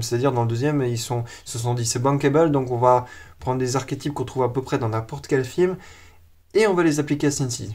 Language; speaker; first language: French; native; French